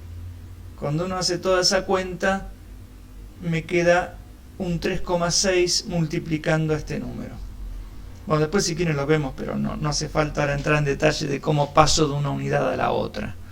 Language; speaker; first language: Spanish; native; Spanish